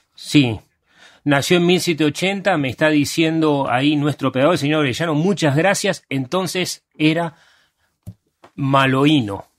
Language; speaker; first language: Spanish; early bilingual, other home language; Hungarian